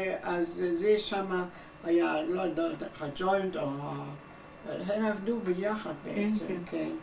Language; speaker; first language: Hebrew; non-native, fluent; German